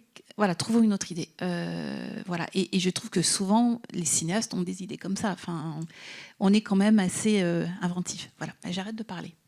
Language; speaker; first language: French; native; French